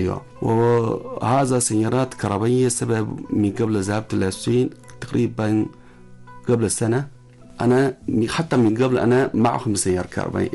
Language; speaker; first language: Arabic; non-native, learner; Chinese